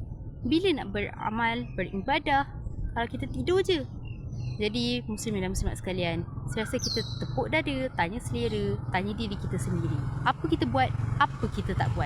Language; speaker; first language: Malay; native; Malay